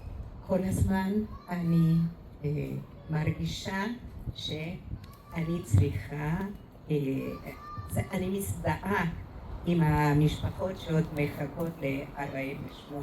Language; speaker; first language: Hebrew; non-native, fluent; Spanish